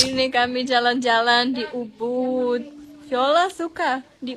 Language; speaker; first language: Indonesian; non-native, fluent; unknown